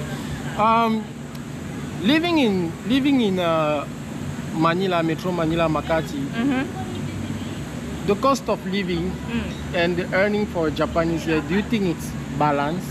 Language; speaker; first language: English; non-native, learner; French